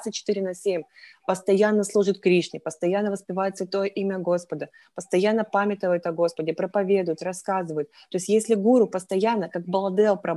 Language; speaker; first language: Russian; native; Russian